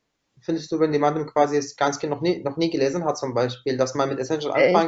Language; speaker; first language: German; non-native, fluent; Arabic